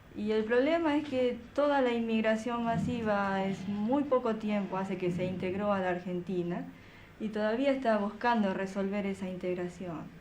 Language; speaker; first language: Spanish; native; Spanish